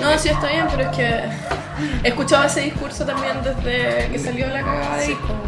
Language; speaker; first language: Spanish; native; Spanish